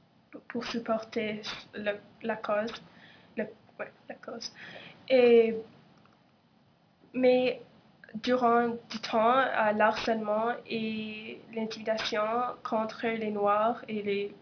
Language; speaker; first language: French; non-native, local second language; English